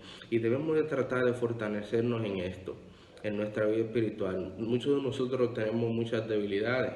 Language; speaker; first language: Spanish; native; Spanish